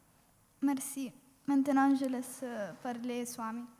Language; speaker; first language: French; non-native, learner; Italian